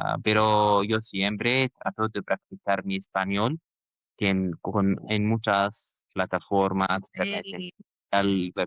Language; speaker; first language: Spanish; non-native, learner; Arabic